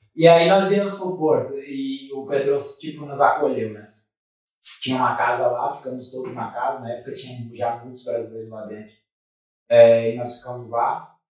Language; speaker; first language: Portuguese; native; Portuguese